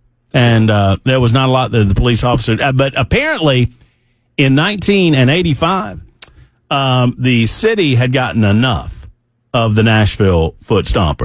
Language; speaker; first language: English; native; English